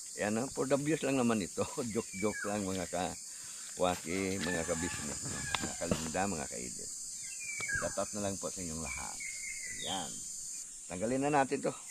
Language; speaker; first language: Filipino; non-native, local second language; Cebuano